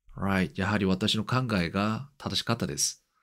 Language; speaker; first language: Japanese; non-native, learner; Korean